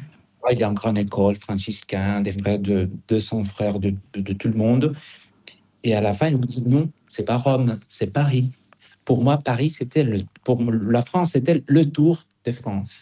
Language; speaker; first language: French; non-native, fluent; Spanish